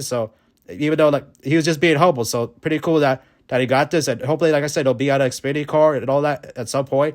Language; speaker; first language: English; native; English